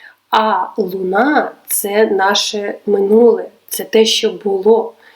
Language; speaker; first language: Ukrainian; non-native, local second language; Russian